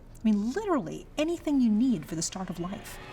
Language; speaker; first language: English; native; English